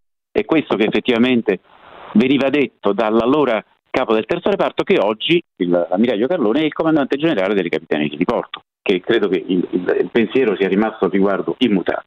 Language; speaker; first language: Italian; native; Italian